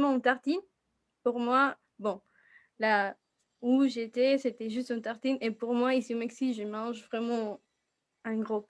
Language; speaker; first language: French; non-native, fluent; Spanish